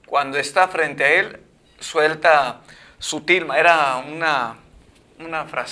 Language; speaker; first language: Spanish; native; Spanish